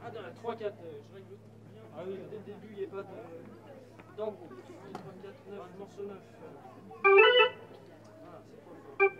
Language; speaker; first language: French; native; French